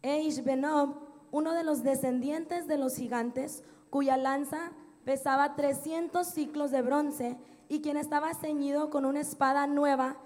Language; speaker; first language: Spanish; early bilingual, other home language; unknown